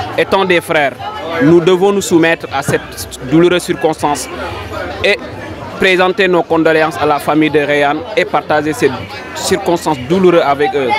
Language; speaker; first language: French; non-native, local second language; Wolof